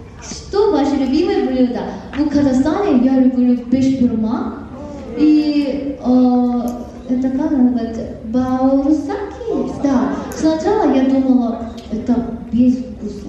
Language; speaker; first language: Russian; non-native, fluent; Korean